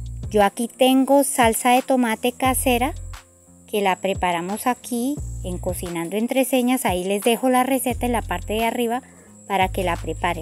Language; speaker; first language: Spanish; native; Spanish